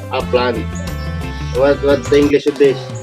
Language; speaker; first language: English; non-native, local second language; Filipino